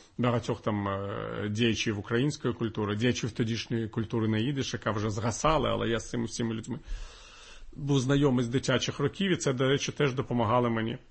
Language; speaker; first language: Ukrainian; non-native, local second language; Russian